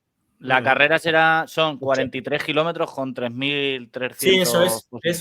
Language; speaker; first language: Spanish; native; Spanish